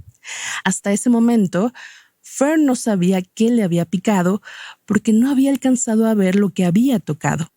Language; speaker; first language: Spanish; native; Spanish